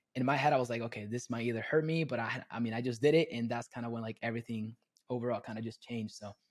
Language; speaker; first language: English; early bilingual, other home language; Spanish